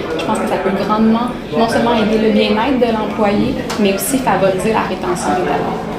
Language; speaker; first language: French; native; French